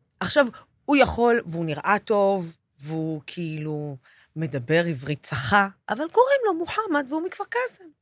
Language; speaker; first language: Hebrew; non-native, local second language; Arabic